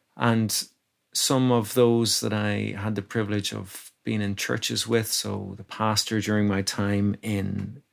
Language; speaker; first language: English; native; English